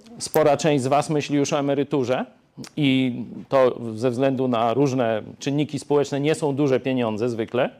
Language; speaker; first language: Polish; native; Polish